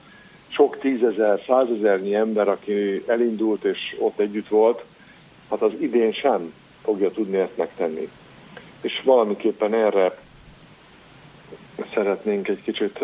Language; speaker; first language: Hungarian; native; Hungarian